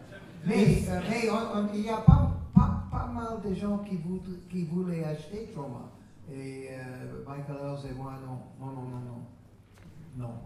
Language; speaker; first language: French; non-native, learner; English